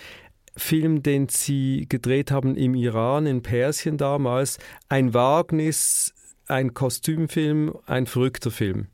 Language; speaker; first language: German; native; German